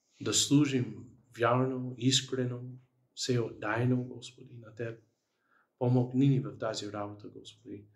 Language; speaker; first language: Bulgarian; non-native, fluent; English